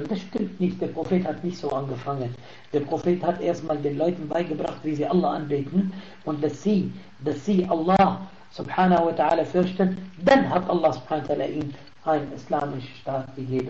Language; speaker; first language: German; non-native, fluent; Arabic